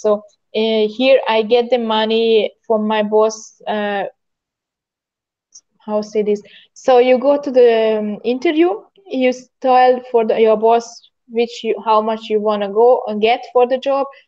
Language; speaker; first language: English; non-native, learner; Hungarian